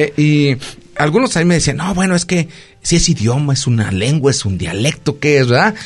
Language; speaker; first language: Spanish; native; Spanish